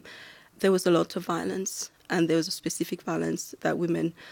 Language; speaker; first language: English; non-native, local second language; Kinyarwanda